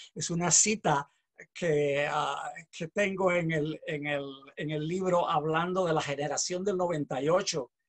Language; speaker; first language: Spanish; native; Spanish